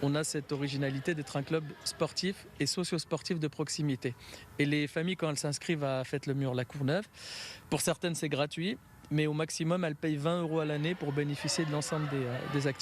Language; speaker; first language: French; native; French